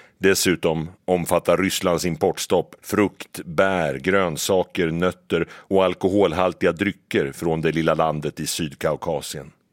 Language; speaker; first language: Swedish; native; Swedish